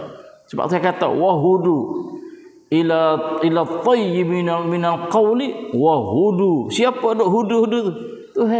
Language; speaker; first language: Malay; native; Malay